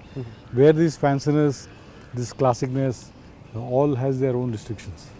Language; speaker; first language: English; non-native, local second language; Marathi